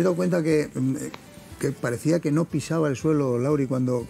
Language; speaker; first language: Spanish; native; Spanish